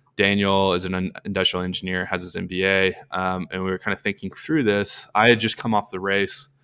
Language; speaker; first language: English; native; English